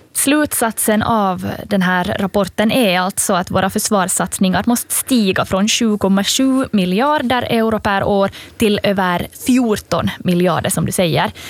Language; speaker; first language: Swedish; native; Swedish